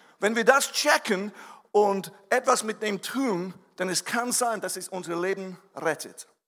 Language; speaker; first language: German; non-native, fluent; English